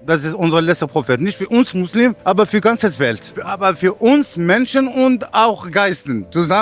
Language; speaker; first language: German; non-native, learner; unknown